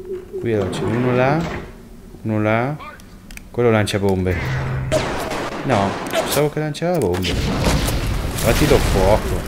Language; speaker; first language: Italian; native; Italian